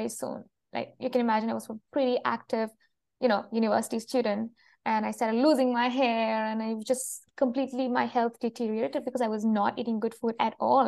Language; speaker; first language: English; non-native, local second language; Malayalam